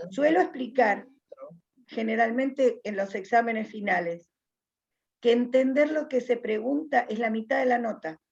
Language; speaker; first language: Spanish; native; Spanish